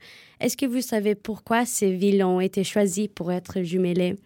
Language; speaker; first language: French; non-native, fluent; Romanian